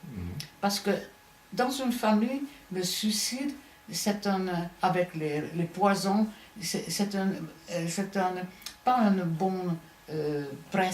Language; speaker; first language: French; non-native, fluent; Hungarian